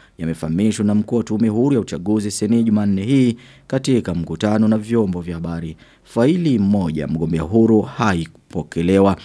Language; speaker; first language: Swahili; non-native, local second language; Rundi